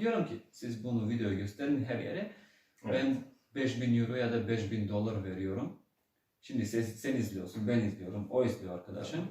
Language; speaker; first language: Turkish; early bilingual, heritage; Turkish